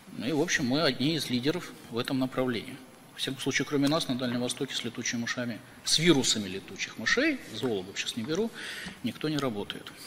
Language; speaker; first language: Russian; native; Russian